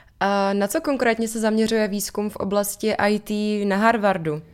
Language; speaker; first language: Czech; native; Czech